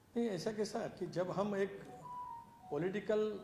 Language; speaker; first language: Hindi; non-native, local second language; Marathi